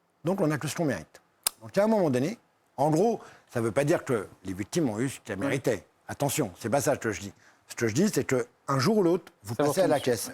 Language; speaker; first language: French; native; French